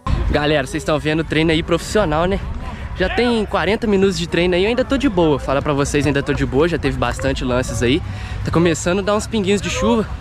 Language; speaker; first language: Portuguese; native; Portuguese